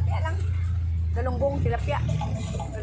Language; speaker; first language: Filipino; non-native, local second language; Cebuano